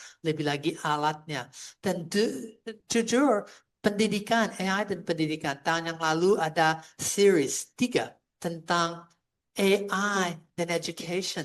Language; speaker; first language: Indonesian; non-native, fluent; English